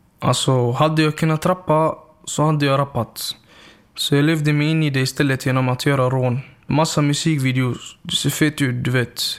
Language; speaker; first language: Swedish; early bilingual, other home language; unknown